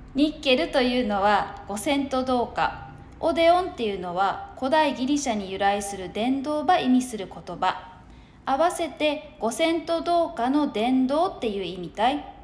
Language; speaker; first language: Japanese; native; Japanese